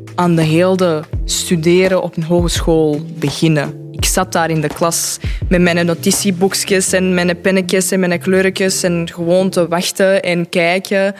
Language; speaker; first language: Dutch; non-native, fluent; Croatian